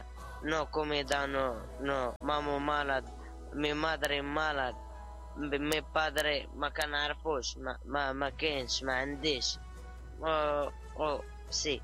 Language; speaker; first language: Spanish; non-native, learner; Arabic